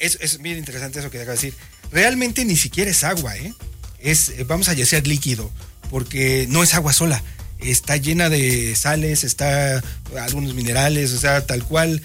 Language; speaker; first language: Spanish; native; Spanish